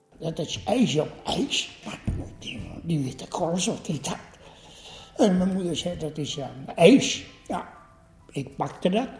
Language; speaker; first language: Dutch; early bilingual, other home language; Malay